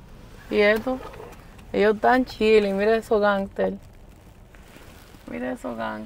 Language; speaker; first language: Spanish; early bilingual, heritage; English